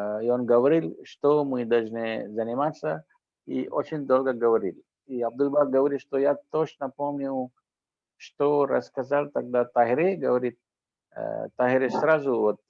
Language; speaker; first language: Russian; non-native, fluent; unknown